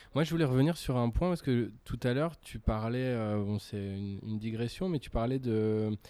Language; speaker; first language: French; native; French